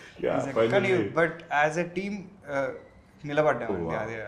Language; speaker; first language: Telugu; native; Telugu